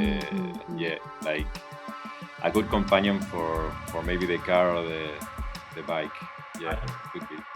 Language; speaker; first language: English; non-native, fluent; Spanish